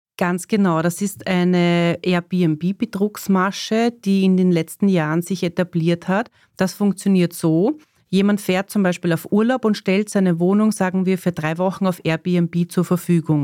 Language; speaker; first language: German; native; German